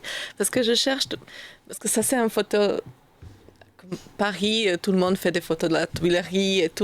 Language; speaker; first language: French; non-native, learner; Slovak